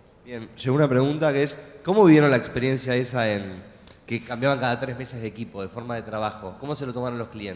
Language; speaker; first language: Spanish; native; Spanish